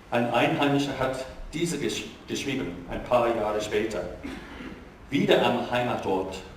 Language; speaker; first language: German; non-native, fluent; English